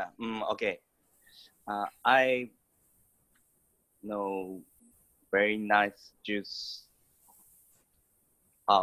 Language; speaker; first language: English; non-native, learner; Japanese